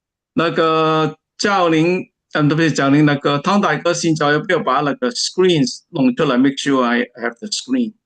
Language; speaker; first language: Chinese; native; Chinese